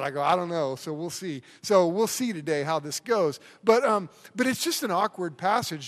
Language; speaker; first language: English; native; English